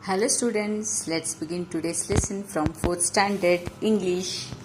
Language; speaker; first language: English; non-native, local second language; Kannada